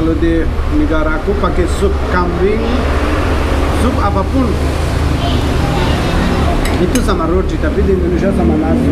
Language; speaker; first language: Indonesian; non-native, learner; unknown